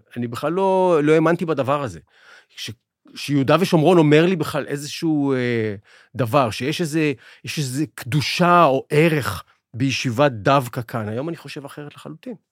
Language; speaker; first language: Hebrew; native; Hebrew